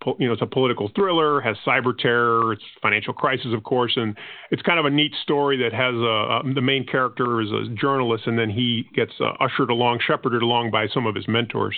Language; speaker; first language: English; non-native, fluent; Spanish